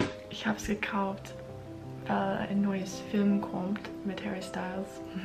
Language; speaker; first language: German; non-native, learner; English